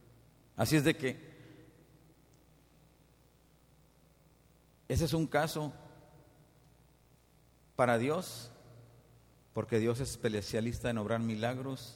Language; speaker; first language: Spanish; native; Spanish